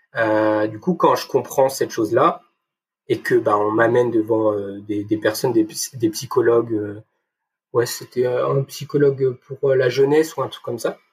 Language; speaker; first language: French; native; French